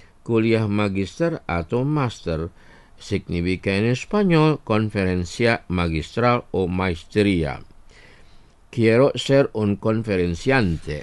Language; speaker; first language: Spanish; non-native, fluent; Indonesian